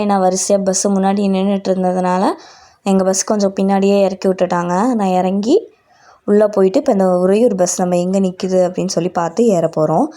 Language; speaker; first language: Tamil; native; Tamil